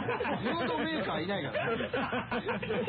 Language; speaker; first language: Japanese; native; Japanese